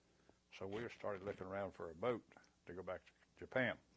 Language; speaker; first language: English; native; English